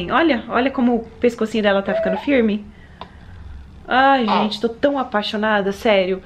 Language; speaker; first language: Portuguese; early bilingual, heritage; Portuguese